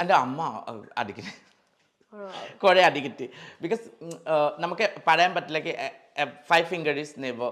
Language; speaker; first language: Malayalam; non-native, learner; Assamese